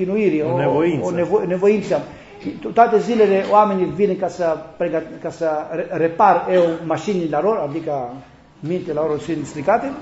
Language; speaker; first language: Romanian; non-native, learner; Greek